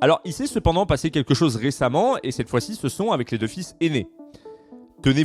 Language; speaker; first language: French; native; French